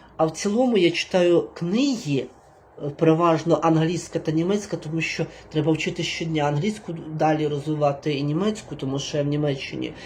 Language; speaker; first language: Ukrainian; native; Ukrainian